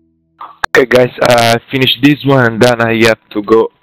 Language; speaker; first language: English; non-native, learner; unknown